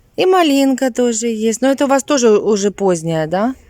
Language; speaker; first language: Russian; non-native, local second language; Ukrainian